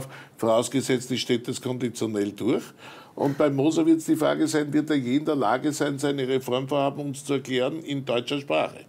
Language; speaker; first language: German; native; German